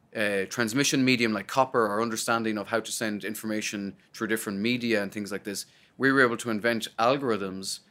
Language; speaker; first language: English; native; English